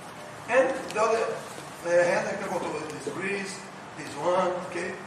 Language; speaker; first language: English; non-native, learner; Portuguese